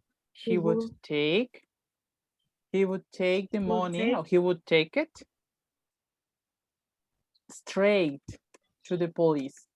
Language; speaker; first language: English; non-native, fluent; Spanish